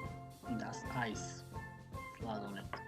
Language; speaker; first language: German; non-native, fluent; Macedonian